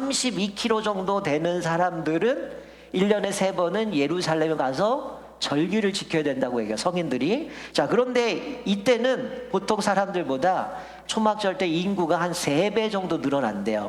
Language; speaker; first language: Korean; native; Korean